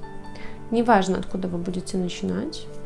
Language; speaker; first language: Russian; native; Russian